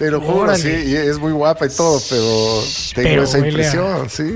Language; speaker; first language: Spanish; native; Spanish